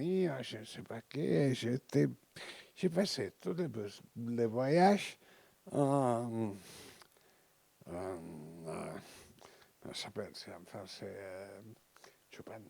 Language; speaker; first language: French; non-native, learner; Catalan